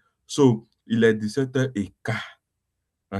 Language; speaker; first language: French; non-native, learner; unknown